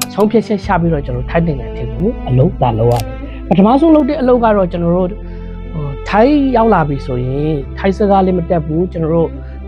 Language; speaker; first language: Burmese; native; Burmese